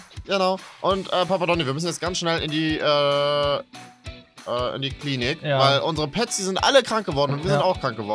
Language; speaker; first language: German; native; German